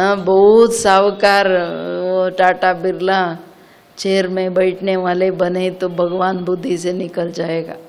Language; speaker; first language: Hindi; non-native, local second language; Kannada